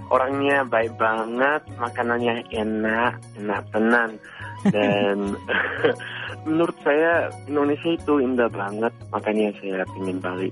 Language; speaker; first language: Indonesian; non-native, fluent; English